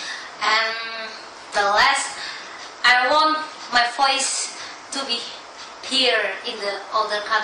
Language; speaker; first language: English; non-native, learner; Indonesian